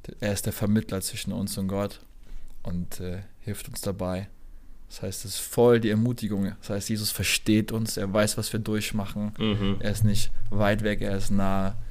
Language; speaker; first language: German; native; German